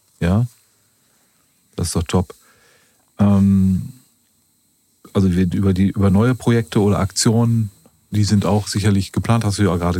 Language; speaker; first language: German; native; German